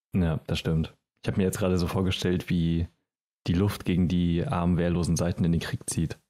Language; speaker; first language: German; native; German